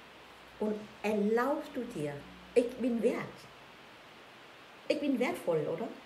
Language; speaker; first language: German; non-native, learner; Vietnamese